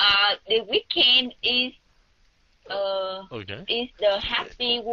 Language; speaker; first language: English; non-native, learner; Vietnamese